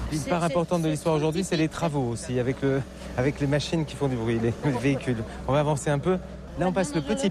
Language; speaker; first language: French; native; French